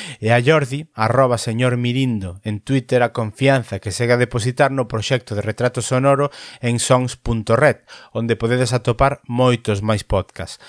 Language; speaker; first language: Galician; native; Galician